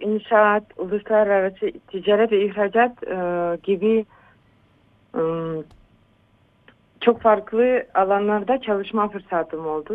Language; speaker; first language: Turkish; non-native, fluent; Uyghur